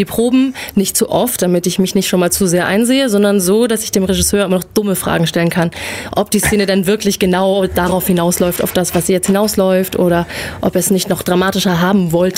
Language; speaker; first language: German; native; German